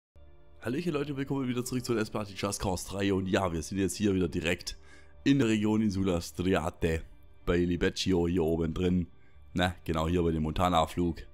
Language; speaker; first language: German; native; German